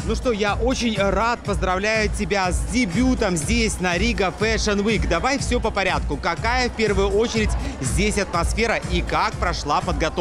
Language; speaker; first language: Russian; native; Russian